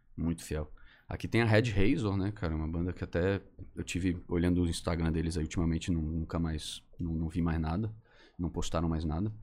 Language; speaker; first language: Portuguese; native; Portuguese